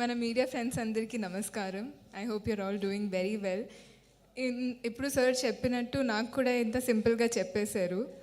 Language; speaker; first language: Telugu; non-native, fluent; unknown